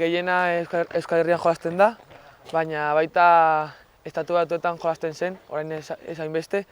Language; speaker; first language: Basque; non-native, local second language; Spanish